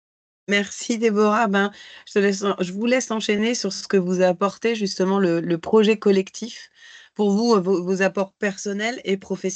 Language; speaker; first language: French; native; French